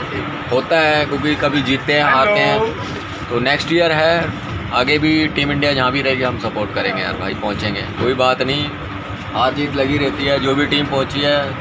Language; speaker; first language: Hindi; native; Hindi